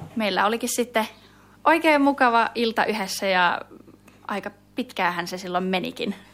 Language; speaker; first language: Finnish; native; Finnish